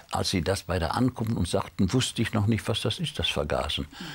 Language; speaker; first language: German; native; German